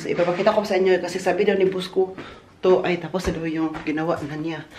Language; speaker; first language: Filipino; native; Filipino